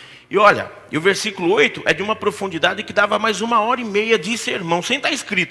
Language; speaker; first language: Portuguese; native; Portuguese